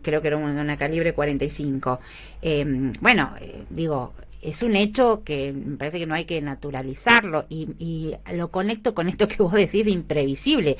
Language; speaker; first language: Spanish; native; Spanish